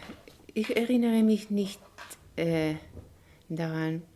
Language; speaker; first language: German; non-native, learner; Spanish